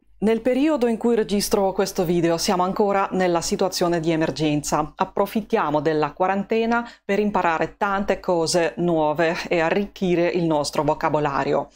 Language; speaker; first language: Italian; non-native, fluent; Russian